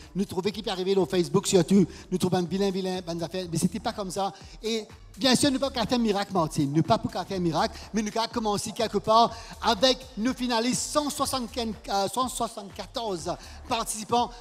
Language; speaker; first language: French; non-native, local second language; Morisyen